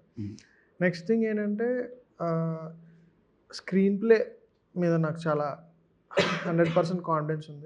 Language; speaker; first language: Telugu; native; Telugu